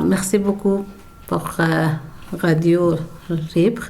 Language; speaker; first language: French; non-native, learner; Persian